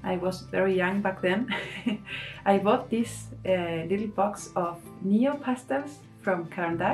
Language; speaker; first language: English; non-native, fluent; Spanish